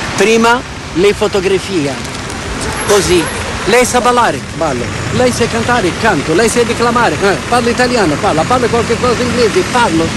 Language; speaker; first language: Italian; non-native, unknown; Portuguese